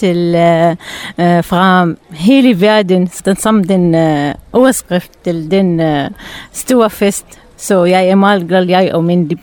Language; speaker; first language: Danish; non-native, learner; Arabic